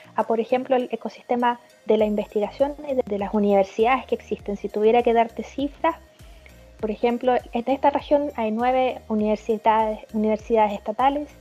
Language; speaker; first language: Spanish; early bilingual, heritage; German